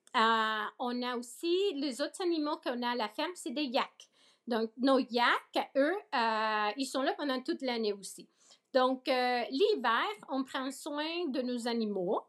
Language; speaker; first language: French; early bilingual, other home language; Spanish